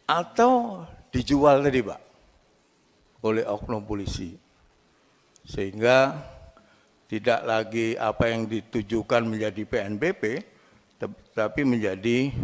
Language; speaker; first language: Indonesian; native; Indonesian